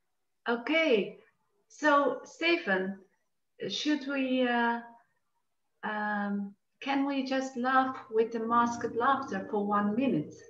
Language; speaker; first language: English; non-native, fluent; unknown